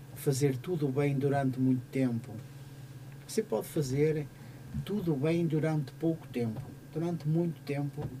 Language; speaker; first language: Portuguese; native; Portuguese